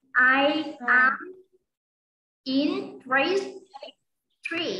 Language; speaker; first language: English; non-native, fluent; Vietnamese